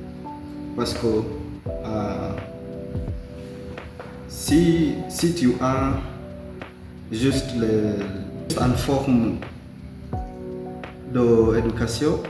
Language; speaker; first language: French; non-native, learner; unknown